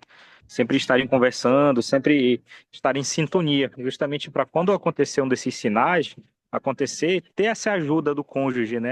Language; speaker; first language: Portuguese; native; Portuguese